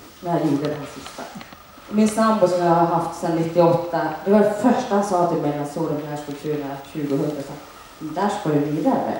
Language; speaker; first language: Swedish; early bilingual, other home language; Finnish